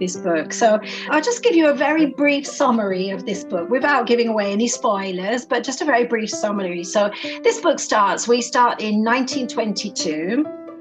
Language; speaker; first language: English; native; English